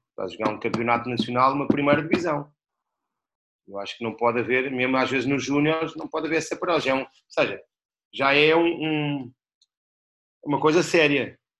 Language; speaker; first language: Portuguese; native; Portuguese